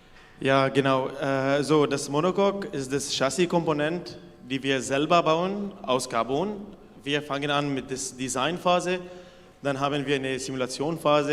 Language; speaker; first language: German; non-native, fluent; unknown